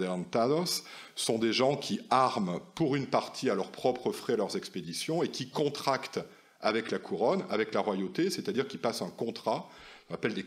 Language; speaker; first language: French; native; French